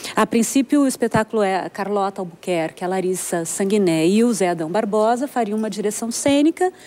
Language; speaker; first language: Portuguese; native; Portuguese